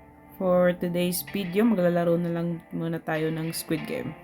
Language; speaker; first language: Filipino; native; Filipino